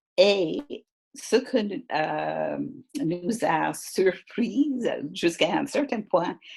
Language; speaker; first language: French; non-native, fluent; English